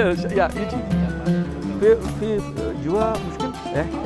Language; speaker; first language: Arabic; non-native, learner; Malayalam